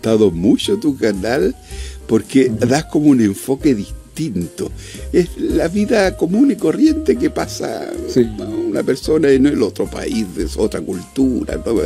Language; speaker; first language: Spanish; native; Spanish